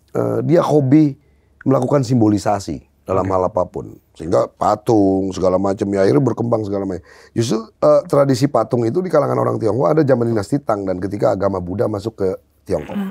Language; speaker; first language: Indonesian; native; Indonesian